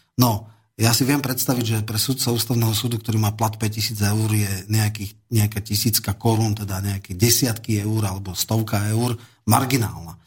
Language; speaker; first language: Slovak; native; Slovak